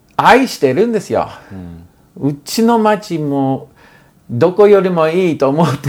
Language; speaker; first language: Japanese; non-native, fluent; English